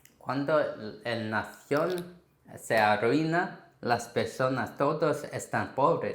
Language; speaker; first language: Spanish; non-native, fluent; Korean